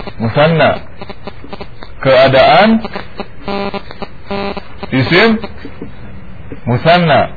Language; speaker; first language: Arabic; non-native, learner; Indonesian